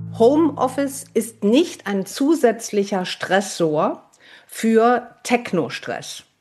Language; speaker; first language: German; native; German